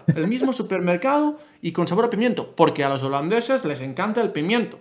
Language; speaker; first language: Spanish; native; Spanish